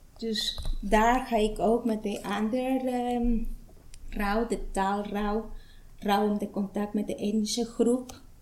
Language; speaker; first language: Dutch; non-native, fluent; Spanish